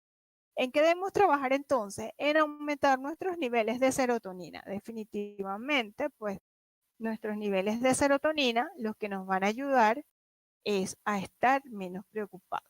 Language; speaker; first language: Spanish; native; Spanish